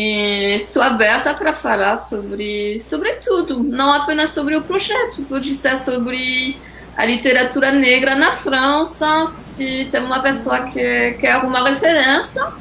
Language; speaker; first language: Portuguese; non-native, fluent; French